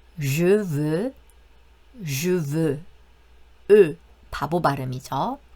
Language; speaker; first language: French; non-native, fluent; Korean